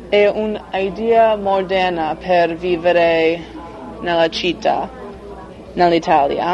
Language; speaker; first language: Italian; non-native, learner; English